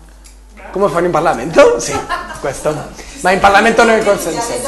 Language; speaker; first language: Italian; non-native, learner; Spanish